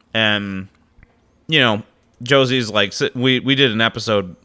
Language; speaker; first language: English; native; English